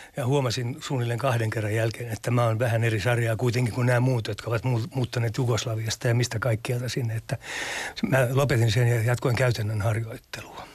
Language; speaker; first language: Finnish; native; Finnish